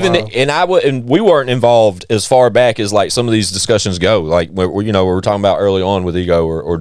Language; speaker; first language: English; native; English